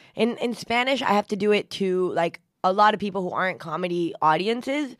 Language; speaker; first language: English; native; English